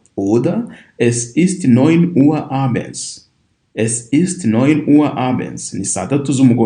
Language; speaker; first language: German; non-native, fluent; Kinyarwanda